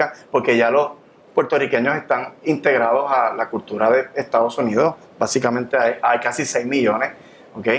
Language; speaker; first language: Spanish; native; Spanish